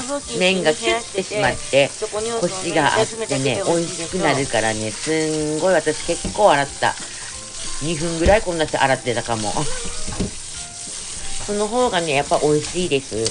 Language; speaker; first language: Japanese; native; Japanese